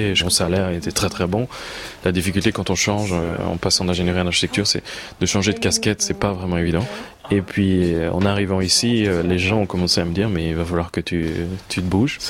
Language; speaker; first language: French; native; French